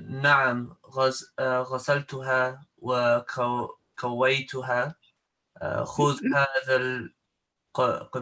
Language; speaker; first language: Arabic; non-native, learner; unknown